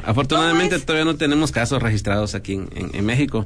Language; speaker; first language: Spanish; native; Spanish